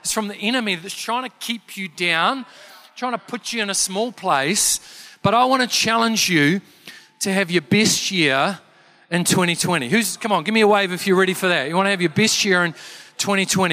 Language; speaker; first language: English; native; English